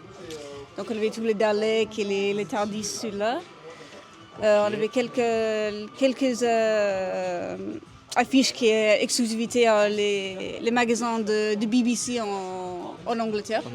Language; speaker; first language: French; non-native, learner; English